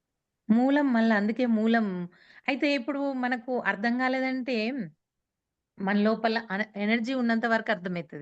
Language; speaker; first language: Telugu; native; Telugu